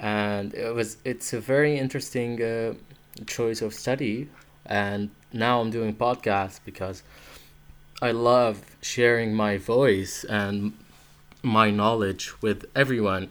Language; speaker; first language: English; non-native, fluent; Arabic